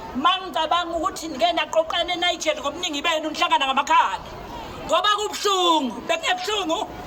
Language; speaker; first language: Zulu; native; Zulu